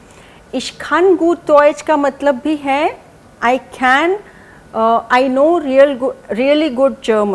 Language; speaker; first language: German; non-native, fluent; Hindi